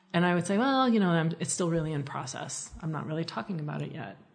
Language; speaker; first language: English; native; English